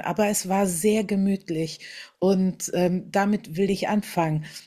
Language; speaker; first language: German; native; German